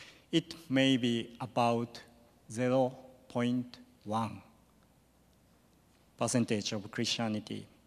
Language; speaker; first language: English; non-native, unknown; Japanese